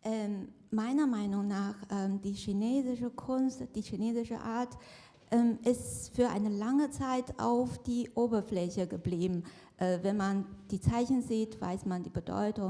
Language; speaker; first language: German; non-native, fluent; Chinese